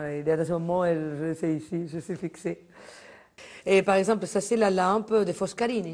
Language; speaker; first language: French; non-native, fluent; Spanish